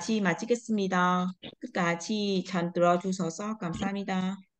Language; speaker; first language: Korean; non-native, learner; Vietnamese